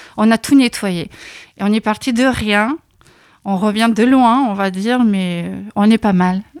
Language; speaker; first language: French; non-native, fluent; Lithuanian